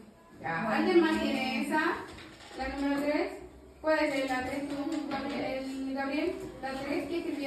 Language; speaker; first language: Spanish; native; Spanish